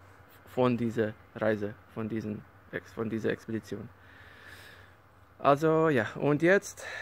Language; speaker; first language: German; non-native, learner; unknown